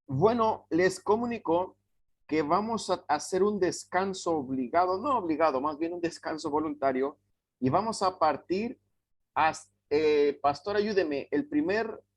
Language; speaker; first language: Spanish; native; Spanish